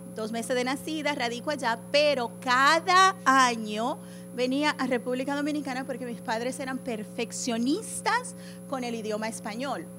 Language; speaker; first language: Spanish; early bilingual, heritage; Spanish